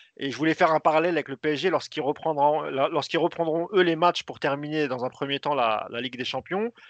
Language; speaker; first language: French; native; French